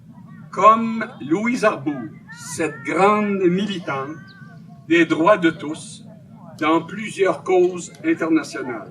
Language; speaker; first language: French; native; French